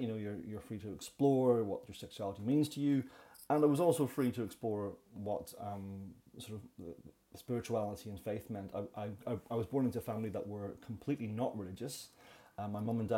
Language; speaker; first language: English; native; English